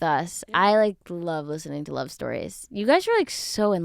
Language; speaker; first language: English; native; English